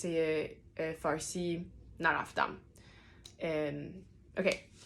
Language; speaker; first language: Persian; early bilingual, heritage; Danish